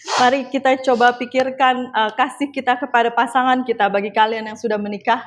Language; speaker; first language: Indonesian; native; Indonesian